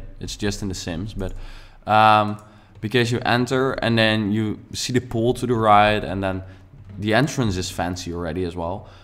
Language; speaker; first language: English; non-native, fluent; Dutch